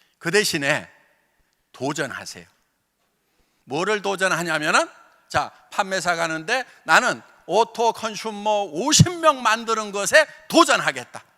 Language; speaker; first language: Korean; native; Korean